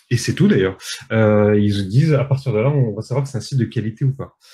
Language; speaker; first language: French; native; French